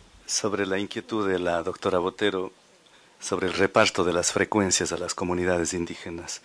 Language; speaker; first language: Spanish; native; Spanish